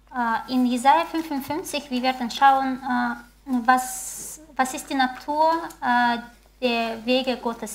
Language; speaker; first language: German; non-native, fluent; Chinese